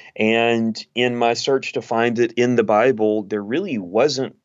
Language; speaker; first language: English; native; English